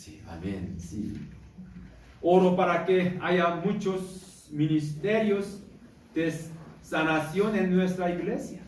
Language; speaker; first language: Spanish; non-native, learner; Korean